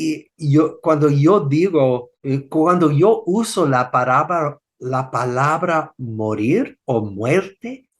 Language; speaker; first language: Spanish; non-native, fluent; English